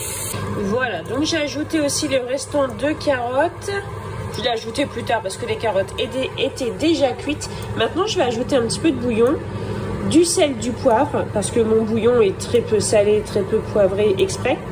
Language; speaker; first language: French; native; French